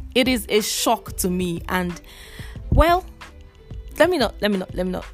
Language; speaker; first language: English; non-native, local second language; Igbo